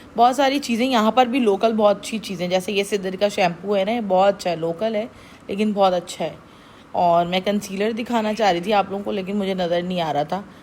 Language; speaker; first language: Urdu; native; Urdu